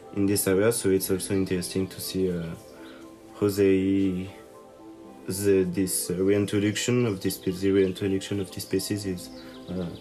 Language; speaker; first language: English; non-native, learner; French